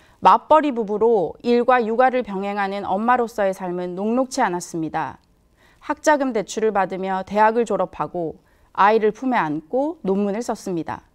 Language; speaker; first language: Korean; native; Korean